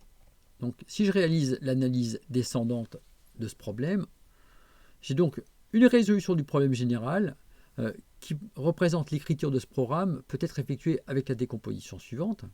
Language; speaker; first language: French; native; French